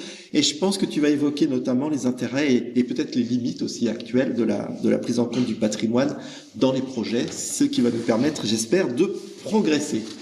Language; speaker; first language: French; native; French